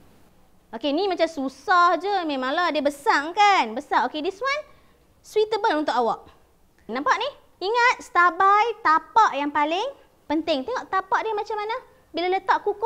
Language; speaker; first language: Malay; native; Malay